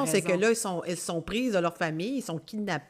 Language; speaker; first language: French; native; French